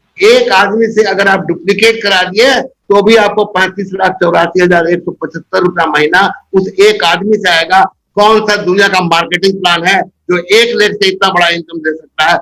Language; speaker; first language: Hindi; native; Hindi